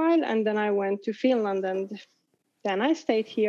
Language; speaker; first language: English; non-native, fluent; Hungarian